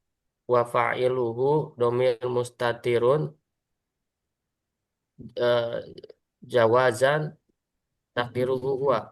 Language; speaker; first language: Arabic; non-native, learner; Indonesian